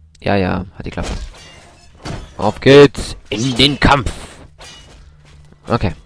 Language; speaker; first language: German; native; German